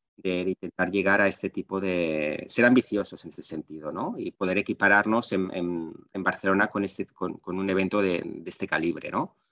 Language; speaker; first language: Spanish; non-native, local second language; Catalan